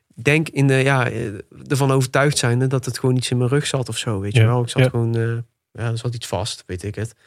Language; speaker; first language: Dutch; native; Dutch